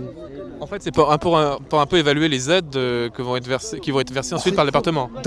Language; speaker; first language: French; native; French